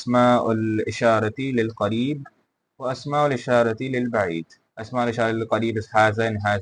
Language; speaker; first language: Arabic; non-native, fluent; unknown